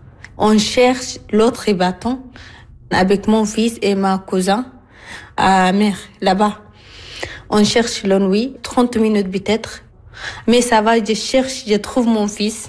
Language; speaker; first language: French; non-native, learner; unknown